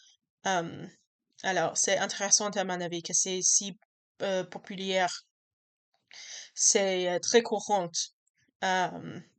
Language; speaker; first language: French; non-native, learner; English